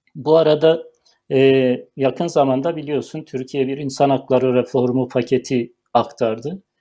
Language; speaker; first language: Turkish; native; Turkish